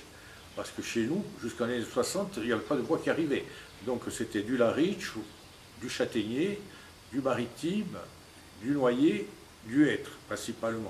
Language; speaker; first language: French; native; French